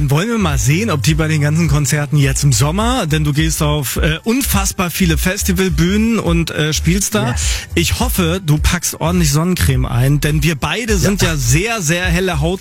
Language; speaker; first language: German; native; German